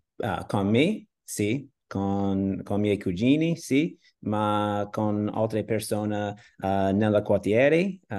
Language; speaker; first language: Italian; non-native, learner; English